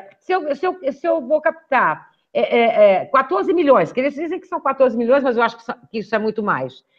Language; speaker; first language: Portuguese; native; Portuguese